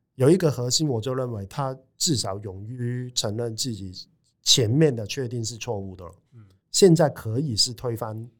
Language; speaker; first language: Chinese; non-native, local second language; Cantonese